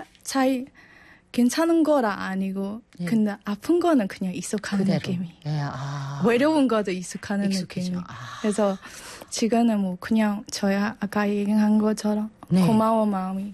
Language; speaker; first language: Korean; non-native, learner; Burmese